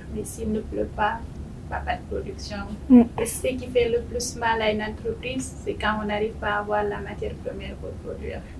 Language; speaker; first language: French; non-native, local second language; Fula